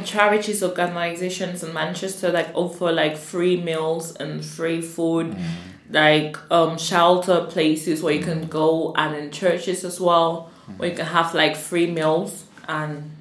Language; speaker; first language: English; native; English